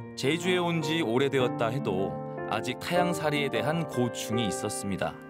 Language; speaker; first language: Korean; native; Korean